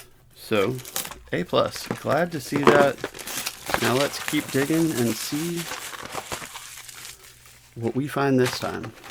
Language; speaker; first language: English; native; English